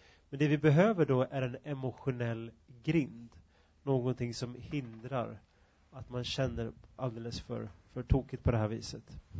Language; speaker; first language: Swedish; native; Swedish